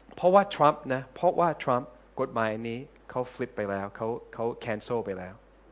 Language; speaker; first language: Thai; non-native, fluent; English